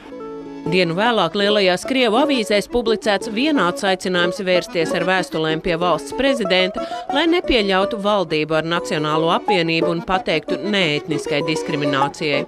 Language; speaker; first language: Latvian; native; Latvian